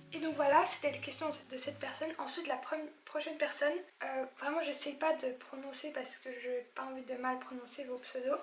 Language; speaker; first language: French; early bilingual, other home language; Polish